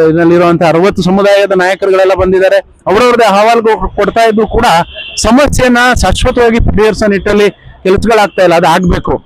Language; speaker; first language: Kannada; non-native, local second language; Lambadi